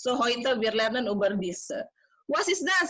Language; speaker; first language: German; non-native, learner; Indonesian